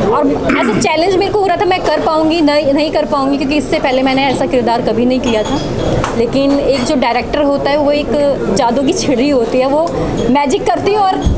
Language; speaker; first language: Hindi; native; Hindi